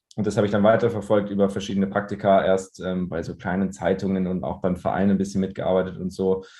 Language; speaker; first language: German; native; German